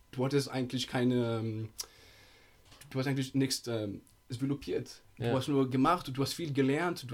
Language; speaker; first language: German; non-native, fluent; Italian